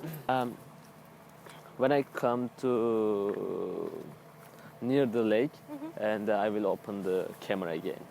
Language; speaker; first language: English; non-native, learner; Turkish